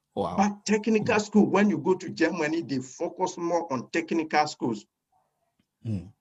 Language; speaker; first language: English; non-native, fluent; French